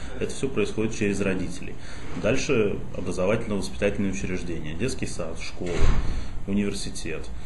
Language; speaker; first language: Russian; native; Russian